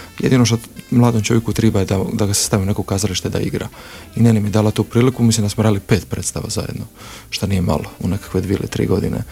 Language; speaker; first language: Croatian; native; Croatian